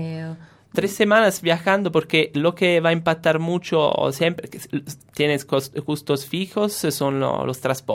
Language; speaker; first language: Spanish; non-native, fluent; Italian